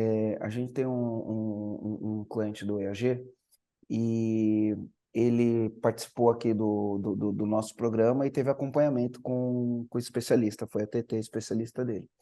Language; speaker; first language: Portuguese; native; Portuguese